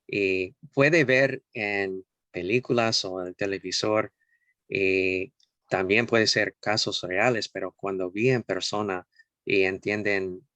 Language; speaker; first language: Spanish; non-native, fluent; English